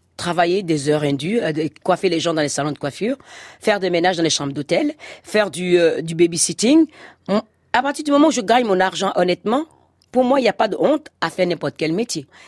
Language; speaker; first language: French; non-native, local second language; Fon